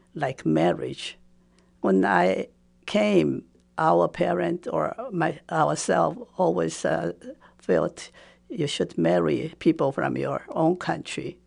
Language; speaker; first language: English; non-native, fluent; Japanese